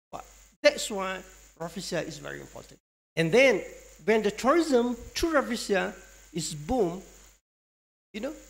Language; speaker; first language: English; non-native, local second language; Malay